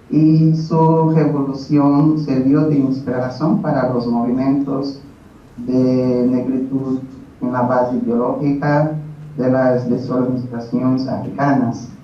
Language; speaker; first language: Spanish; non-native, learner; Portuguese